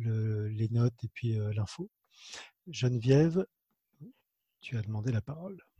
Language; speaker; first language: French; native; French